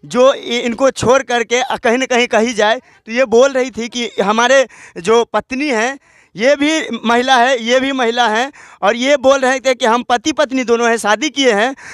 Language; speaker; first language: Hindi; native; Hindi